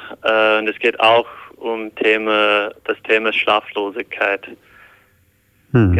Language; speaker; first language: German; non-native, fluent; English